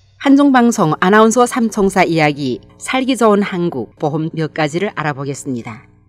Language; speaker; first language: Korean; native; Korean